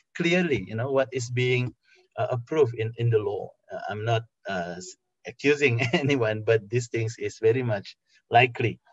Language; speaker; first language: English; non-native, fluent; Indonesian